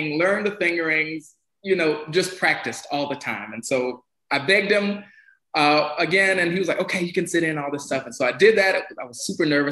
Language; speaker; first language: English; native; English